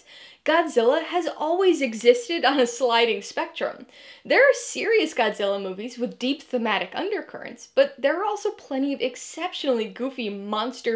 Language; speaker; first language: English; native; English